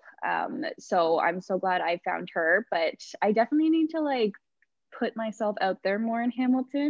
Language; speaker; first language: English; native; English